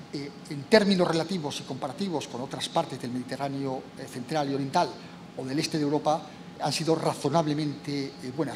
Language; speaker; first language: Spanish; native; Spanish